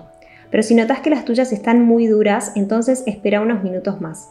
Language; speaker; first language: Spanish; native; Spanish